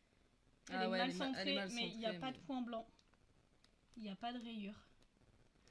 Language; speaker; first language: French; native; French